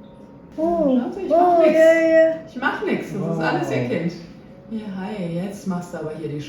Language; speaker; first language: German; native; German